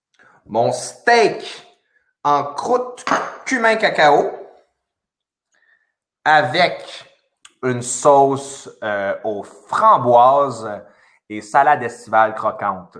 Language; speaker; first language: French; native; French